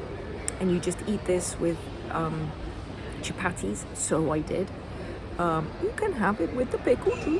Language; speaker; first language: English; native; English